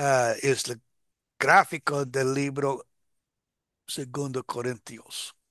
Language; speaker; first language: Spanish; non-native, fluent; English